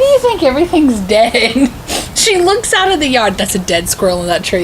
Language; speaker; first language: English; native; English